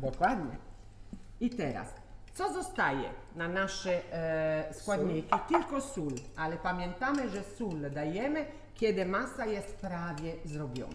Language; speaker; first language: Polish; non-native, learner; Italian